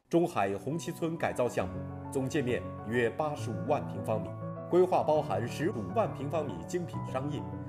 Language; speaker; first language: Chinese; native; Chinese